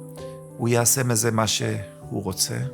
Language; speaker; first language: Hebrew; early bilingual, other home language; German